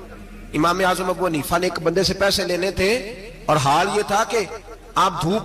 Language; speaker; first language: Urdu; non-native, local second language; Punjabi